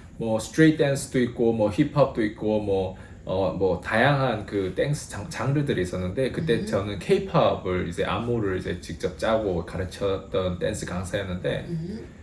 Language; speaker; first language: Korean; native; Korean